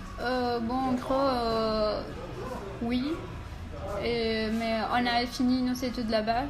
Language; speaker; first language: French; non-native, fluent; Spanish